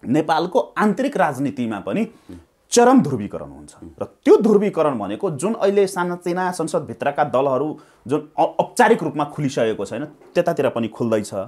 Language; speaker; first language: Nepali; non-native, local second language; Maithili